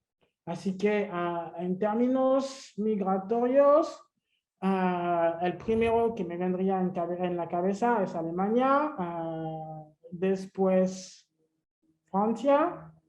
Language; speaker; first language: Spanish; non-native, fluent; French